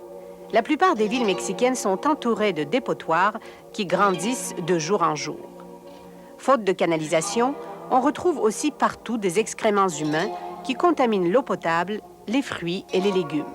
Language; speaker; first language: French; native; French